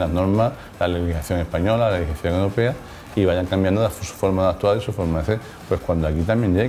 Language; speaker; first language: Spanish; native; Spanish